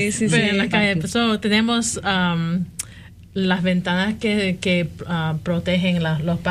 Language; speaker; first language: Spanish; early bilingual, heritage; Spanish